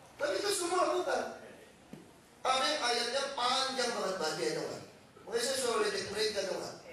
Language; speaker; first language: Indonesian; native; Indonesian